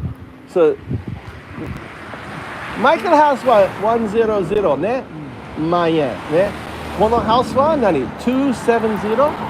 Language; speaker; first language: Japanese; non-native, learner; English